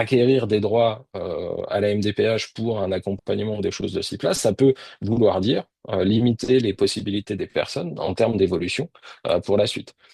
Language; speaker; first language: French; native; French